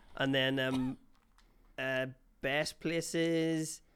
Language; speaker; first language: English; native; English